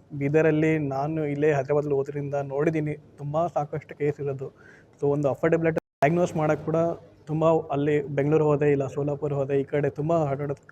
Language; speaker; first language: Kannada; native; Kannada